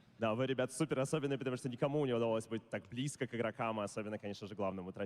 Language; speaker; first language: Russian; native; Russian